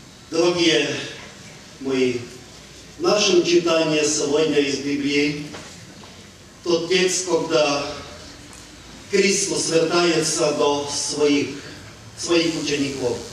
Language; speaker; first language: Ukrainian; non-native, local second language; Hungarian